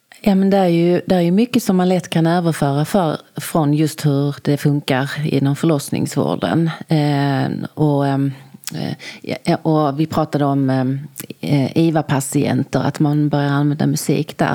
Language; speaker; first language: Swedish; native; Swedish